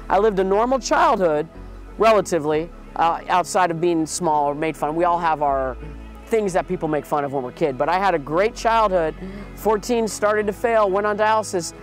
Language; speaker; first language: English; native; English